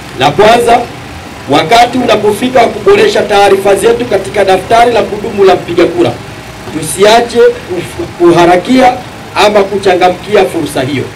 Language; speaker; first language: Swahili; native; Swahili